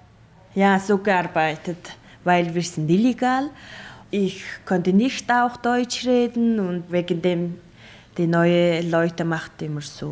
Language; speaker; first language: German; non-native, learner; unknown